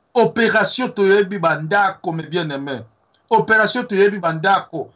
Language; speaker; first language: French; non-native, local second language; Swahili